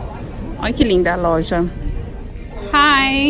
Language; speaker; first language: Portuguese; native; Portuguese